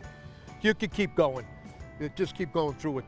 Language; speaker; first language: English; native; English